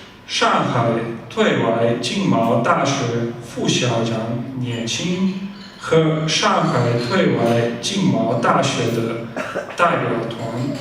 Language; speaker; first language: Chinese; non-native, fluent; Slovenian